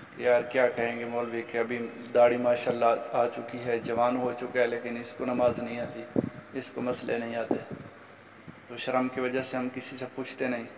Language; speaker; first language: Urdu; non-native, local second language; Baluchi